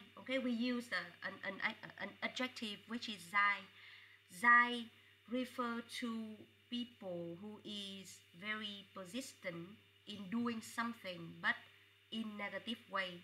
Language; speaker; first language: English; non-native, fluent; Vietnamese